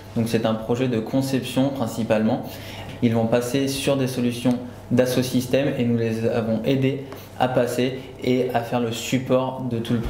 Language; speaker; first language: French; native; French